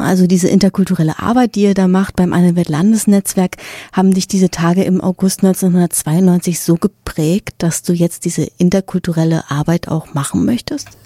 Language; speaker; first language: German; native; German